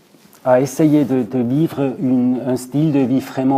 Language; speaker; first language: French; non-native, local second language; German